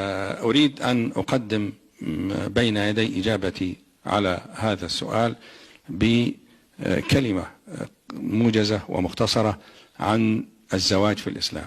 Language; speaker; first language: Arabic; native; Arabic